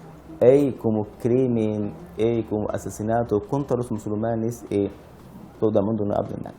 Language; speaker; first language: Spanish; non-native, learner; Arabic